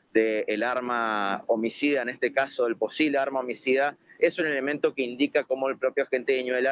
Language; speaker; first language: Spanish; native; Spanish